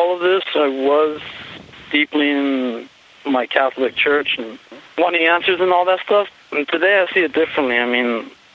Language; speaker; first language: English; native; English